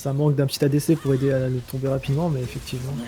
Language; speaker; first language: French; native; French